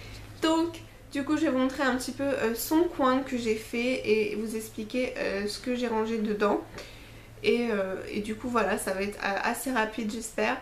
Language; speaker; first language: French; native; French